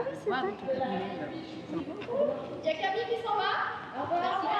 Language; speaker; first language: French; native; French